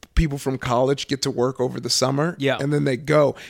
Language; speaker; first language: English; native; English